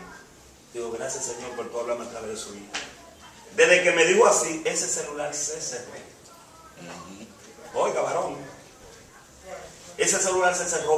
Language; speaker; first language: Spanish; native; Spanish